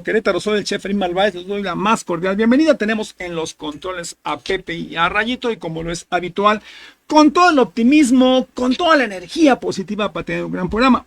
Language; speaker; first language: Spanish; native; Spanish